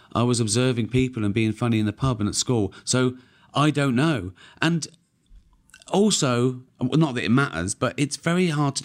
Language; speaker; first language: English; native; English